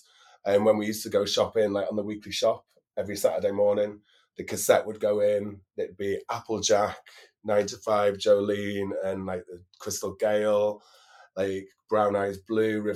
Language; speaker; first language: English; native; English